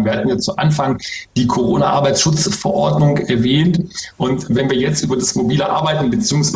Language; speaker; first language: German; native; German